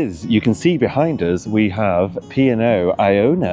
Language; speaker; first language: English; native; English